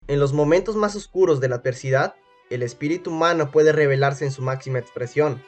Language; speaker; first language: Spanish; native; Spanish